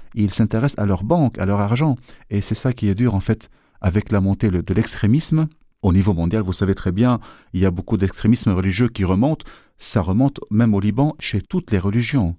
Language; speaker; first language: French; non-native, local second language; Arabic